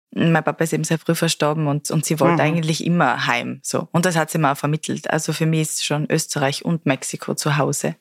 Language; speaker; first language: German; native; German